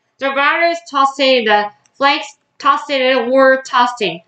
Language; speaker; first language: English; non-native, fluent; Korean